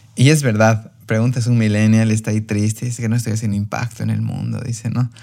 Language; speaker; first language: Spanish; native; Spanish